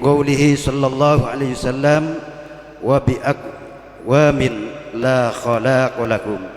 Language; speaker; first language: Arabic; non-native, fluent; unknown